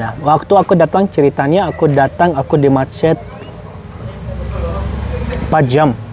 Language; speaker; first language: Indonesian; non-native, fluent; Arabic